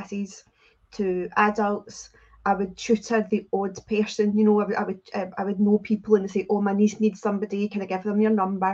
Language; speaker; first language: English; native; English